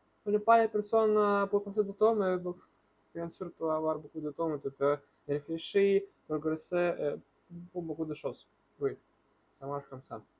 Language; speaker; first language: French; non-native, learner; Russian